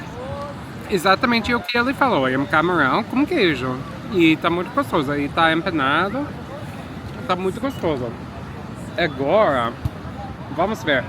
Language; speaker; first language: Portuguese; non-native, fluent; English